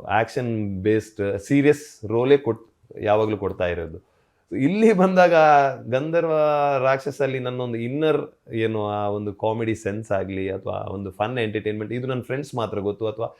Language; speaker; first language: Kannada; non-native, local second language; Tulu